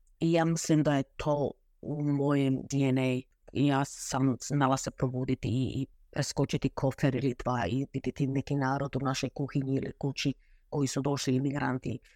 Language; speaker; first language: Croatian; early bilingual, heritage; Croatian